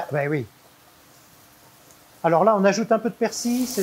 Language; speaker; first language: French; native; French